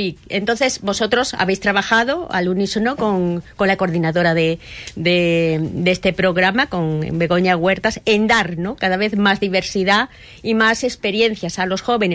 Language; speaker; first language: Spanish; native; Spanish